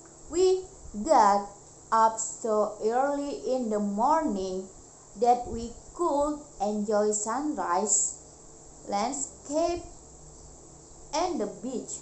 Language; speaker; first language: English; non-native, learner; Indonesian